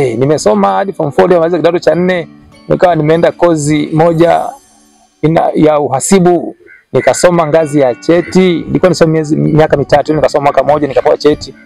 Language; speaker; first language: Swahili; non-native, local second language; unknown